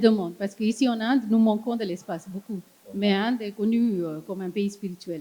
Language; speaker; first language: French; non-native, fluent; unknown